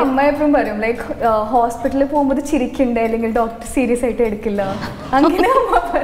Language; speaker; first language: Malayalam; non-native, local second language; Hindi